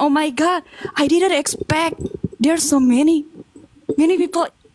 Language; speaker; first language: English; non-native, learner; Indonesian